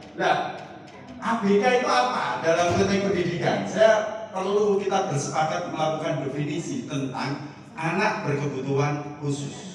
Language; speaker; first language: Indonesian; native; Indonesian